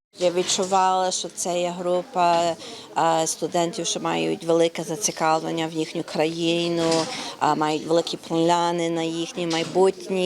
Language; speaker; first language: Ukrainian; early bilingual, heritage; Ukrainian